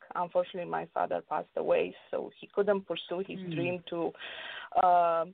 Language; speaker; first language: English; non-native, fluent; Romanian